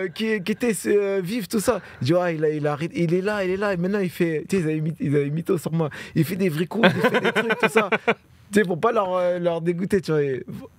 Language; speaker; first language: French; native; French